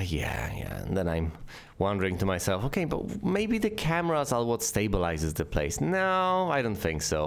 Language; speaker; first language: English; native; English